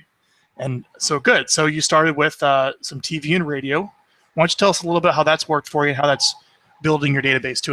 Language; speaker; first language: English; native; English